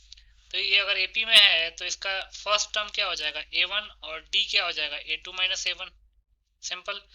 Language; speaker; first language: Hindi; native; Hindi